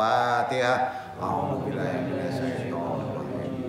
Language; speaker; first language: Indonesian; native; Indonesian